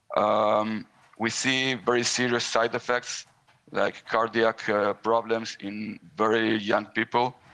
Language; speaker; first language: English; non-native, fluent; Hebrew